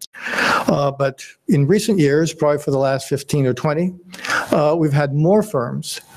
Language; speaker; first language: English; native; English